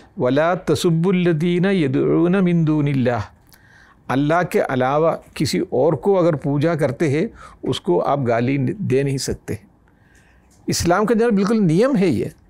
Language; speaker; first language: Hindi; non-native, local second language; Malayalam